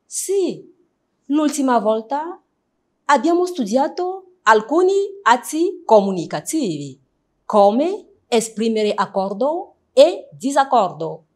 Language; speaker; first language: Italian; non-native, fluent; French